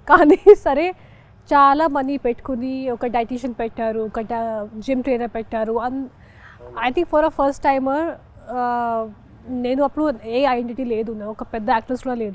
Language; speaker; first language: Telugu; non-native, local second language; Hindi